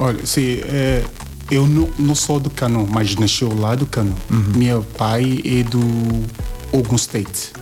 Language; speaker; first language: Portuguese; non-native, learner; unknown